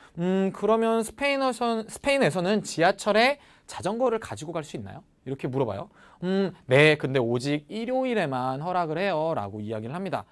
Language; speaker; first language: Korean; native; Korean